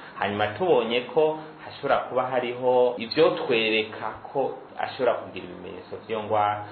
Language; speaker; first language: Rundi; native; Rundi